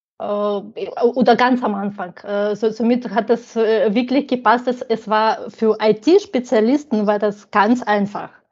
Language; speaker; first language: German; non-native, fluent; Ukrainian